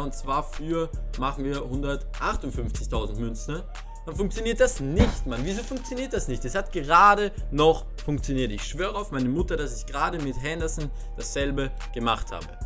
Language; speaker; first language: German; native; German